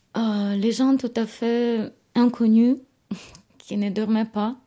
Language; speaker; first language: French; non-native, fluent; Ukrainian